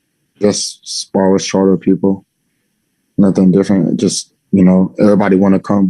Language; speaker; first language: English; native; English